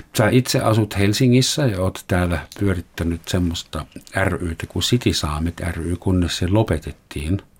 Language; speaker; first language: Finnish; non-native, fluent; German